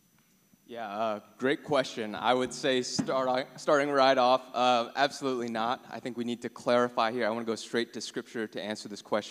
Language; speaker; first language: English; native; English